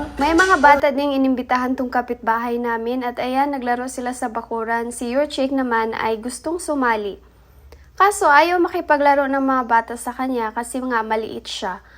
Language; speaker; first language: Filipino; non-native, local second language; Cebuano